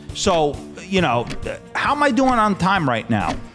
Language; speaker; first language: English; native; English